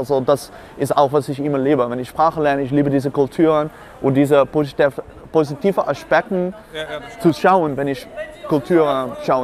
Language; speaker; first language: German; non-native, learner; Dutch